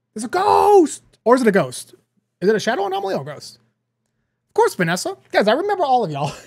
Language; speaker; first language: English; native; English